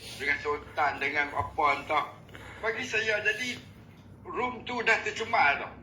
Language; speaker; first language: Malay; native; Malay